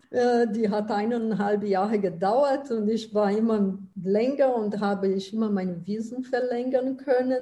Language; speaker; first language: German; non-native, fluent; Portuguese